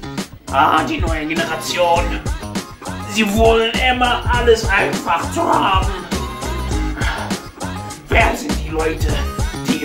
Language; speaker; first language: German; non-native, fluent; Arabic